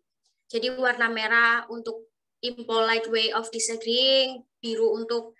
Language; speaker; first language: Indonesian; native; Indonesian